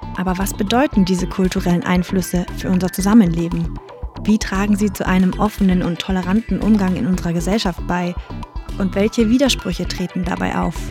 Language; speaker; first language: German; native; German